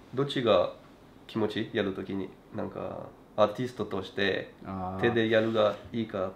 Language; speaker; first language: Japanese; non-native, learner; French